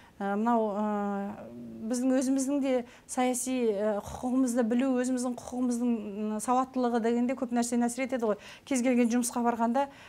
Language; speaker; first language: Kazakh; native; Kazakh